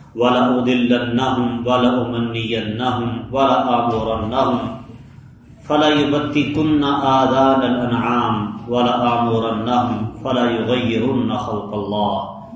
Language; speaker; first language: Urdu; native; Urdu